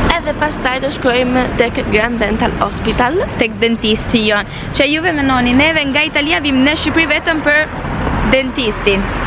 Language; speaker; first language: Albanian; early bilingual, heritage; Albanian